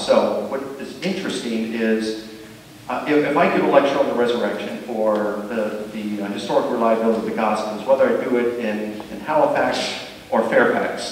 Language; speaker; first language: English; native; English